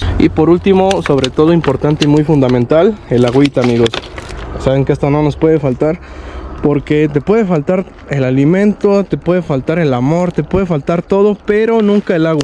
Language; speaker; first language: Spanish; native; Spanish